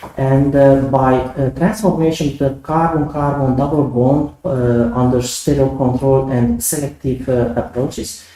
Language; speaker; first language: English; non-native, fluent; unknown